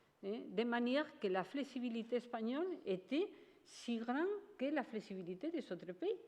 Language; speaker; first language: French; non-native, fluent; Spanish